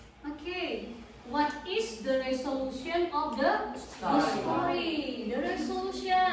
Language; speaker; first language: English; non-native, local second language; Indonesian